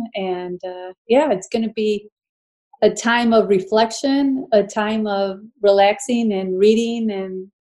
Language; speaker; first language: English; early bilingual, other home language; Spanish